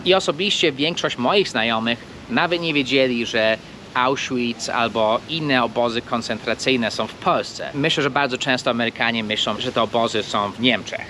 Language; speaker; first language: Polish; non-native, fluent; English